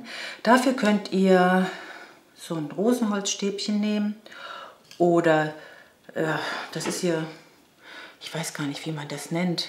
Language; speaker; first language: German; native; German